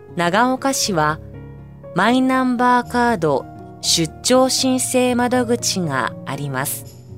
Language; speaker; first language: Japanese; native; Japanese